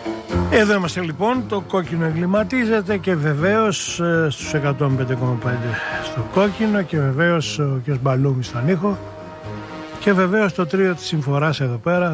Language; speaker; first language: Greek; native; Greek